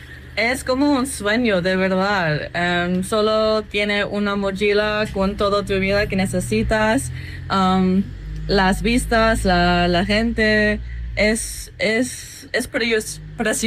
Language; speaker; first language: Spanish; non-native, learner; English